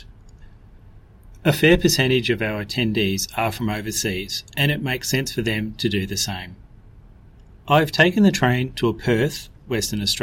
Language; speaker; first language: English; native; English